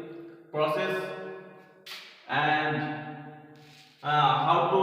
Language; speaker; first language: English; non-native, local second language; Bangla